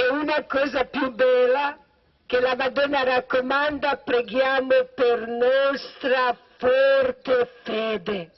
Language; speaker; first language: Italian; non-native, learner; Croatian